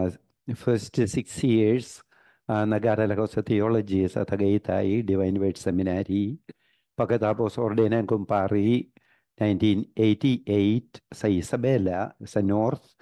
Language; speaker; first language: Filipino; non-native, fluent; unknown